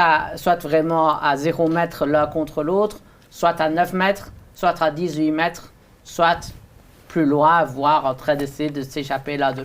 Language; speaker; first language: French; native; French